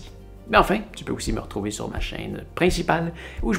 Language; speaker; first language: French; native; French